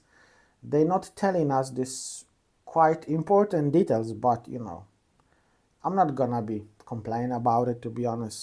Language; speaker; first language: English; non-native, fluent; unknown